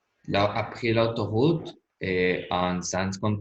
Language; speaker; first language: French; non-native, learner; Spanish